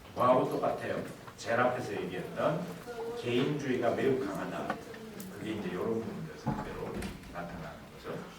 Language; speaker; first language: Korean; native; Korean